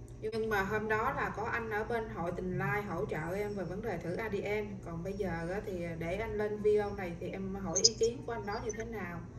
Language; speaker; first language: Vietnamese; native; Vietnamese